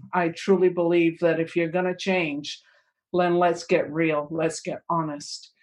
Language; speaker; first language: English; native; English